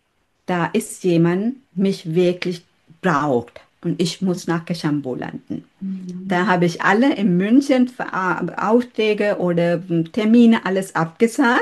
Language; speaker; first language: German; non-native, fluent; Sinhala